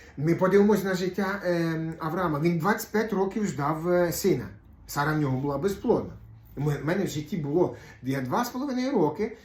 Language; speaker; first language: Ukrainian; non-native, local second language; Russian